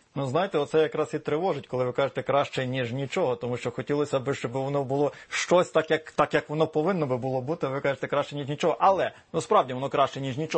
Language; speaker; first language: Ukrainian; native; Ukrainian